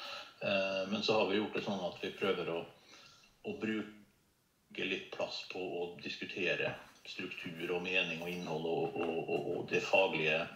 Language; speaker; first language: Norwegian; native; Norwegian